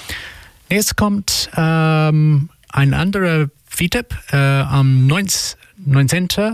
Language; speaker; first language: German; non-native, learner; English